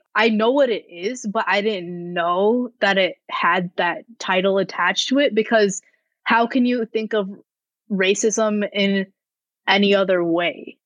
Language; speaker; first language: English; native; English